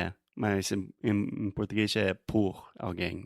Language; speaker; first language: Portuguese; non-native, fluent; English